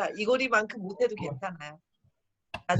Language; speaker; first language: Korean; native; Korean